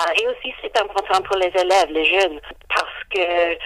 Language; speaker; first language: French; non-native, learner; English